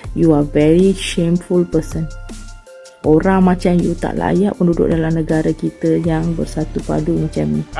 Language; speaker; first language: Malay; non-native, local second language; Tamil